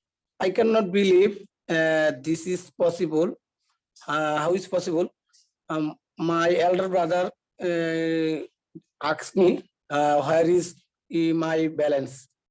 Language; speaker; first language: English; non-native, learner; Bangla